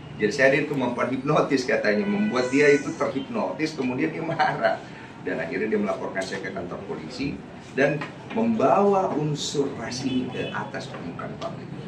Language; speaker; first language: Indonesian; native; Indonesian